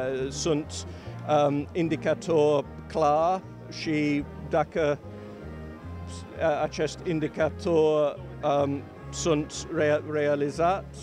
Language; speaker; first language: Romanian; non-native, learner; English